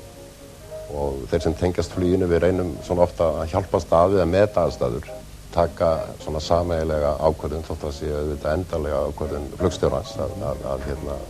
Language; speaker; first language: Icelandic; native; Icelandic